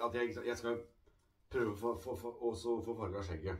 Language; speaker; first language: Norwegian; native; Norwegian